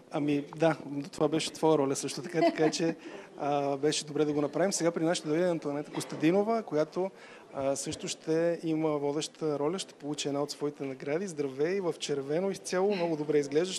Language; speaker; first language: Bulgarian; native; Bulgarian